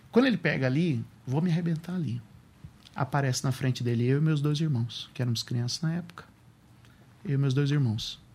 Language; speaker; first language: Portuguese; native; Portuguese